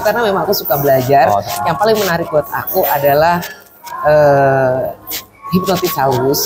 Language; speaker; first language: Indonesian; non-native, local second language; Javanese